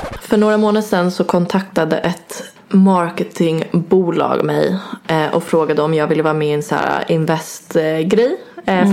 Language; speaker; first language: Swedish; native; Swedish